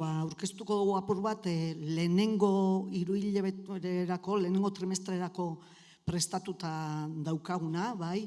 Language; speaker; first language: Basque; native; Basque